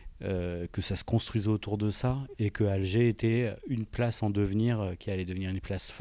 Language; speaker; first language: French; native; French